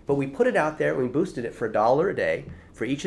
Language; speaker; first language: English; early bilingual, other home language; Chinese